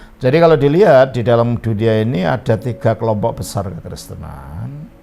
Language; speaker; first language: Indonesian; native; Indonesian